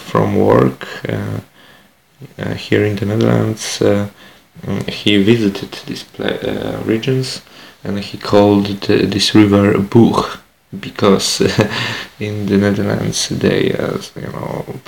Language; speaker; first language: English; non-native, fluent; Polish